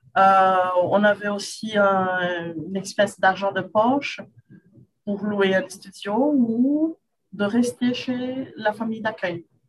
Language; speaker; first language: French; non-native, fluent; Portuguese